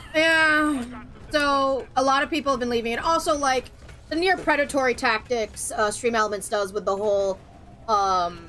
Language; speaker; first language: English; native; English